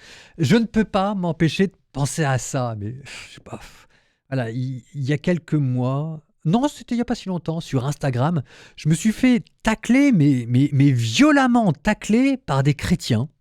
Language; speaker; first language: French; native; French